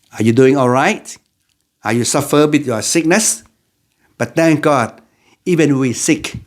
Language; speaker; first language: English; non-native, learner; Lao